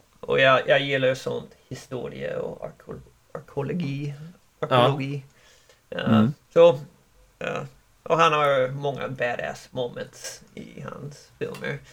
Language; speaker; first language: Swedish; non-native, learner; English